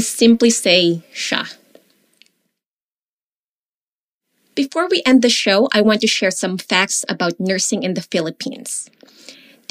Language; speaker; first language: English; non-native, local second language; Filipino